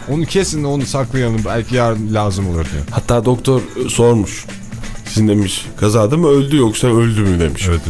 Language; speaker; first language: Turkish; native; Turkish